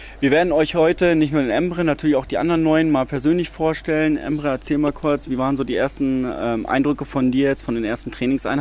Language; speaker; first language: German; native; German